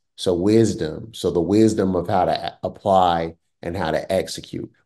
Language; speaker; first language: English; native; English